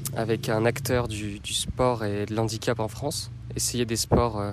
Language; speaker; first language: French; native; French